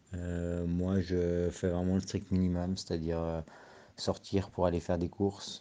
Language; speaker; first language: French; native; French